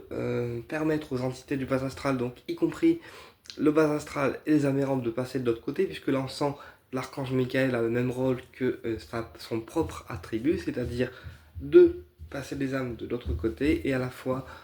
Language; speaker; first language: French; native; French